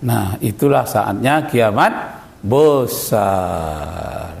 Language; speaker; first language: Indonesian; native; Indonesian